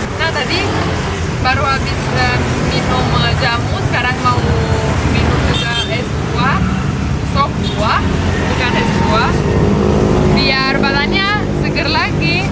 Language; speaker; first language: Indonesian; non-native, fluent; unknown